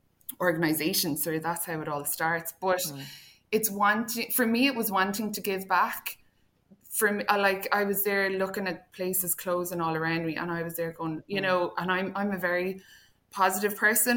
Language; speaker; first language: English; native; English